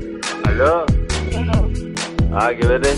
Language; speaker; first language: Hebrew; non-native, learner; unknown